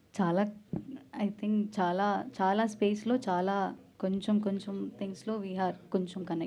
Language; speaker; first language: Telugu; non-native, learner; Malayalam